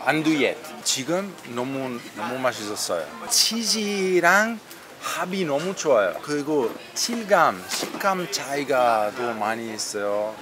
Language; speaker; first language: Korean; non-native, fluent; Italian